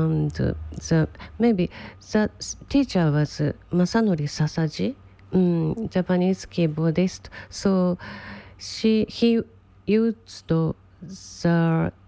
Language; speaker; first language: English; non-native, learner; Japanese